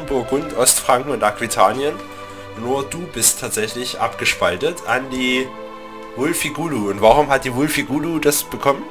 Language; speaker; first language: German; native; German